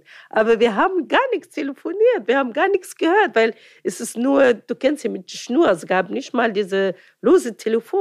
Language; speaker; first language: German; non-native, fluent; Arabic